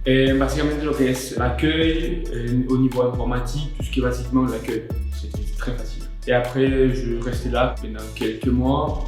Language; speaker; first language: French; non-native, fluent; Spanish